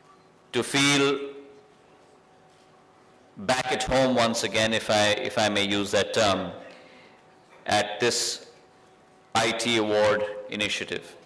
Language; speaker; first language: English; non-native, local second language; Hindi